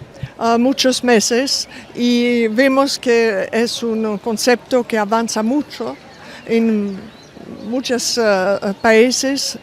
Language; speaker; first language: Spanish; non-native, fluent; French